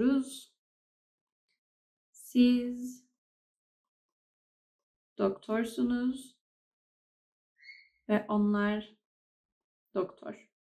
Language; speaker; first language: Turkish; non-native, fluent; English